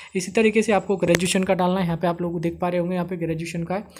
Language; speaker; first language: Hindi; native; Hindi